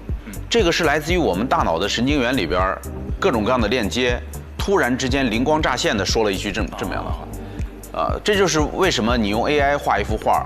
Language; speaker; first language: Chinese; native; Chinese